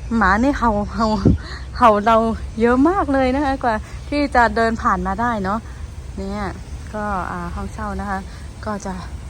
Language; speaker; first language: Thai; non-native, local second language; Shan